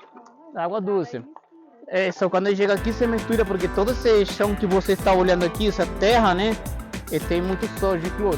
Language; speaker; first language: Portuguese; non-native, fluent; Spanish